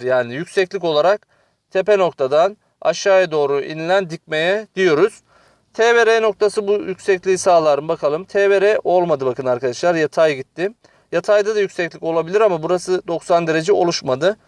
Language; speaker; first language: Turkish; native; Turkish